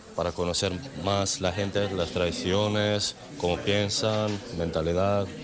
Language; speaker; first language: Spanish; non-native, learner; Macedonian